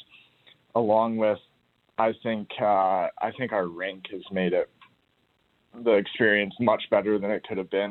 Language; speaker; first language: English; native; English